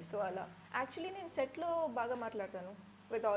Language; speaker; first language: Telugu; non-native, learner; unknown